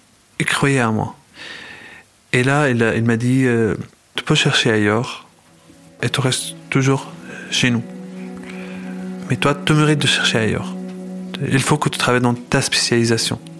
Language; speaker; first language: French; non-native, fluent; Arabic